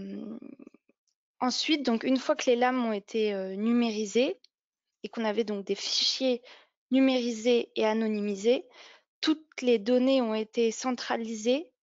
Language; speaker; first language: French; native; French